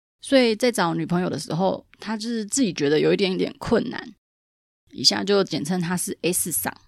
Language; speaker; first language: Chinese; native; Chinese